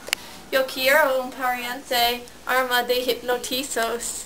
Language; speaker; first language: Spanish; non-native, learner; English